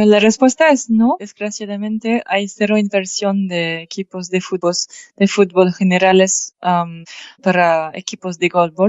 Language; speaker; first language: Spanish; non-native, fluent; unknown